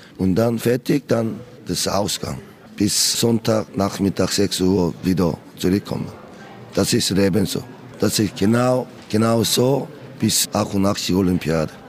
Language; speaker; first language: German; non-native, learner; Korean